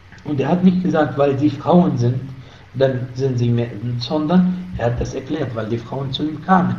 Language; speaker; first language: German; non-native, fluent; Arabic